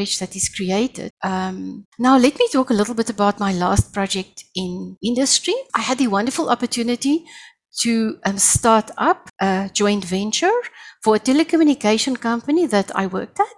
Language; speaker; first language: English; non-native, local second language; Afrikaans